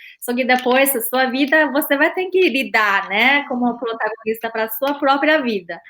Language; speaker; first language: Portuguese; non-native, fluent; Chinese